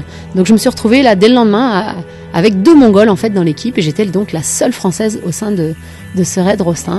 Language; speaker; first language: French; native; French